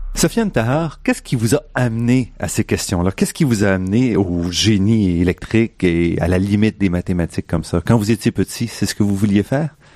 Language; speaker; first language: French; native; French